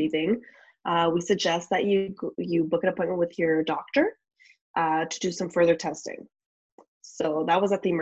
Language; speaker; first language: English; native; English